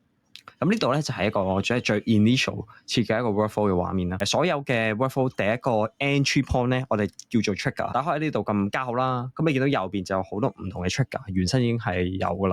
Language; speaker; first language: Cantonese; native; Cantonese